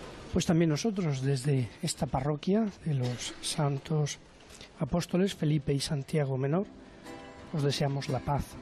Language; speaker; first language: Spanish; native; Spanish